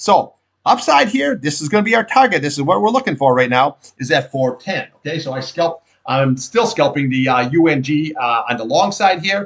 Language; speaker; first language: English; native; English